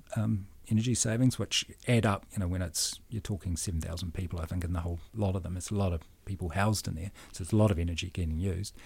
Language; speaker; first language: English; native; English